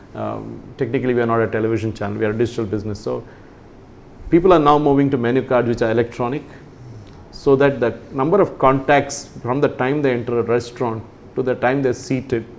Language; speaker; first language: English; non-native, local second language; Malayalam